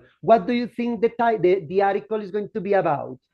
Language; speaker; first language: English; non-native, fluent; Spanish